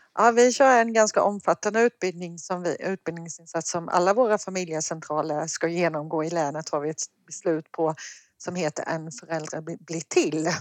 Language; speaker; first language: Swedish; native; Swedish